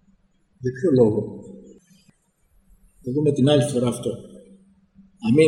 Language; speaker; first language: Greek; native; Greek